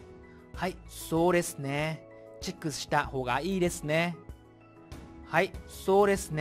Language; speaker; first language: Japanese; non-native, fluent; Vietnamese